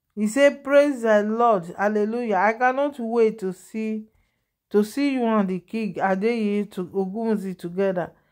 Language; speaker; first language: Nigerian Pidgin; non-native, local second language; Yoruba